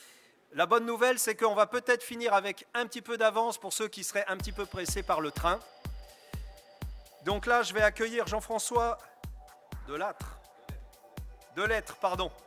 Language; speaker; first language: French; native; French